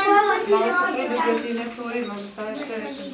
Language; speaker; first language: Bosnian; native; Bosnian